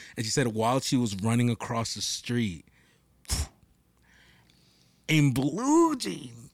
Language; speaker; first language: English; early bilingual, other home language; Spanish